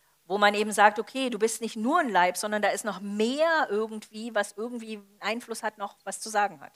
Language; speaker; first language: German; native; German